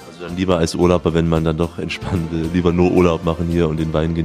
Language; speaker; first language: German; native; German